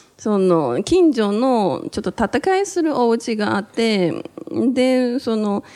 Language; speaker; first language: Japanese; native; Japanese